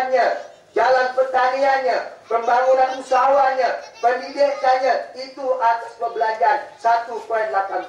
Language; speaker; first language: Malay; native; Malay